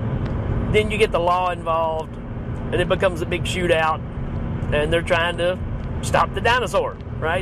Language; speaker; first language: English; native; English